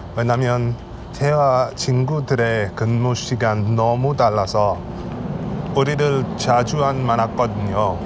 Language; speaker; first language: Korean; non-native, learner; English